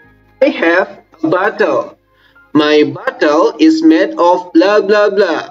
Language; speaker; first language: English; non-native, learner; Indonesian